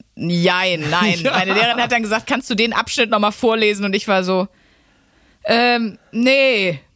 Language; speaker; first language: German; native; German